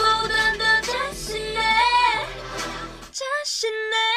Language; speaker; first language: Korean; native; Korean